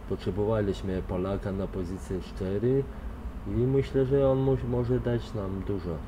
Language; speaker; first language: Polish; non-native, fluent; Lithuanian